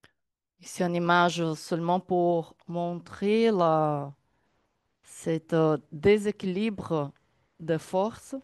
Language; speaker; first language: French; non-native, learner; Portuguese